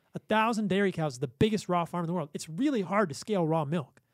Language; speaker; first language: English; native; English